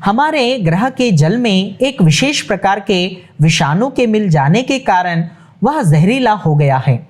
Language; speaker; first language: Hindi; non-native, local second language; Telugu